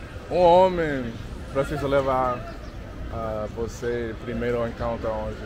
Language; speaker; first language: Portuguese; non-native, learner; English